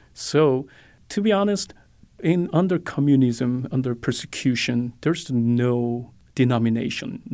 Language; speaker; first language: English; non-native, fluent; Korean